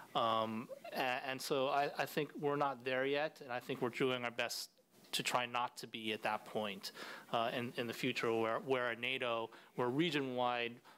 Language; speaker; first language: English; native; English